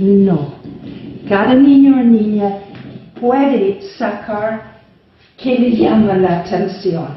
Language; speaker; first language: Spanish; non-native, fluent; English